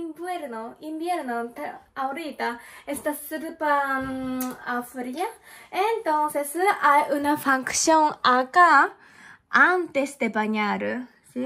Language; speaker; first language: Spanish; non-native, learner; Japanese